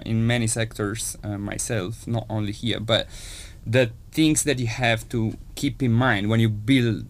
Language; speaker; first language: English; non-native, fluent; Italian